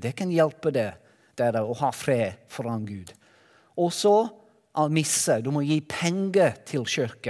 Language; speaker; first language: Norwegian; non-native, learner; Welsh